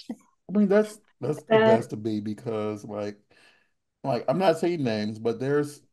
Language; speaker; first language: English; native; English